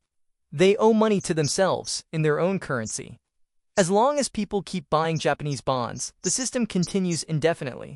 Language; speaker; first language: English; native; English